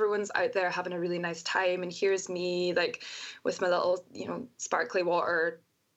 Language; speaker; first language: English; native; English